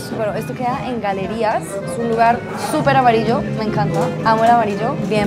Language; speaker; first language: Spanish; native; Spanish